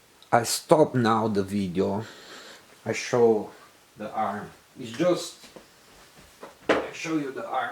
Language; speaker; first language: English; non-native, learner; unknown